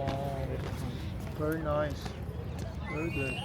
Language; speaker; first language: English; non-native, learner; Korean